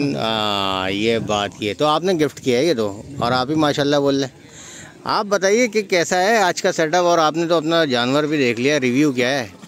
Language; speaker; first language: Hindi; native; Hindi